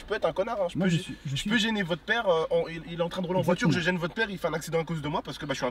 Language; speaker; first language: French; native; French